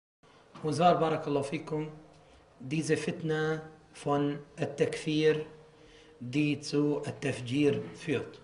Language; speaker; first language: German; non-native, fluent; Arabic